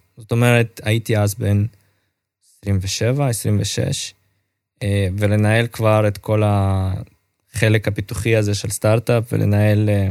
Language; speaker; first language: Hebrew; non-native, fluent; Russian